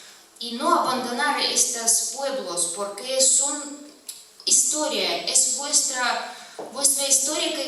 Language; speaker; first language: Spanish; non-native, fluent; Russian